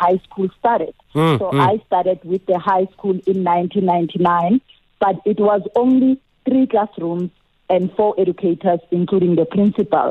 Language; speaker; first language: English; non-native, local second language; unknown